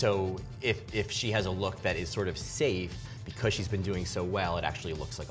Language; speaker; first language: English; native; English